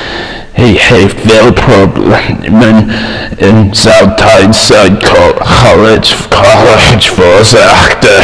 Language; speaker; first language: Dutch; non-native, learner; English